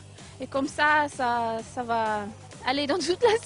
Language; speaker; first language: French; non-native, local second language; German